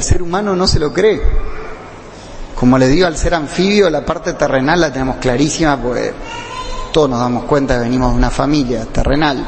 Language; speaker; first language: Spanish; native; Spanish